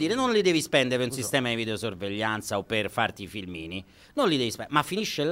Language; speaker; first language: Italian; native; Italian